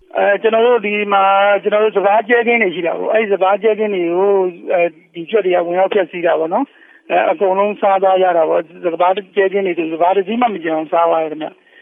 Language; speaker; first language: Burmese; native; Burmese